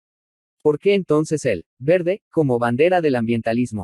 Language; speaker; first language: Spanish; native; Spanish